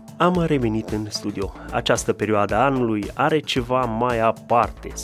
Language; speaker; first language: Romanian; native; Romanian